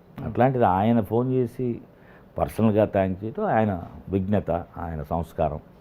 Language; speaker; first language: Telugu; native; Telugu